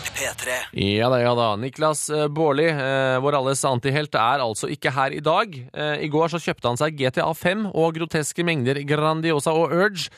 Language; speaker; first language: Norwegian; native; Norwegian